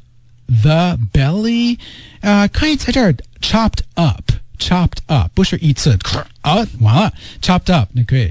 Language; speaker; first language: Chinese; non-native, fluent; English